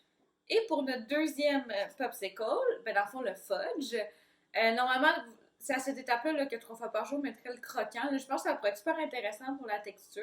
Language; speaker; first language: French; native; French